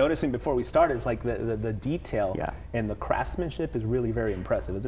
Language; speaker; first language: English; native; English